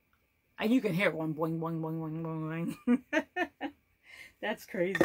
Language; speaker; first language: English; native; English